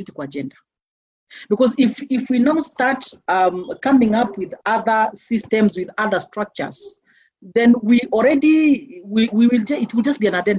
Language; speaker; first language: English; non-native, local second language; Meru